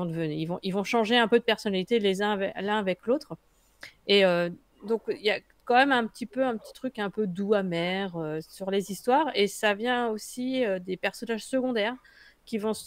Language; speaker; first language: French; native; French